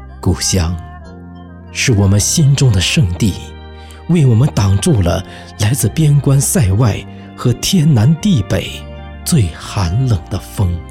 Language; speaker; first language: Chinese; native; Chinese